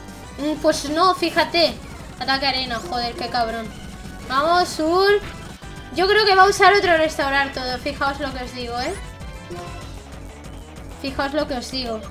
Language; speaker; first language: Spanish; native; Spanish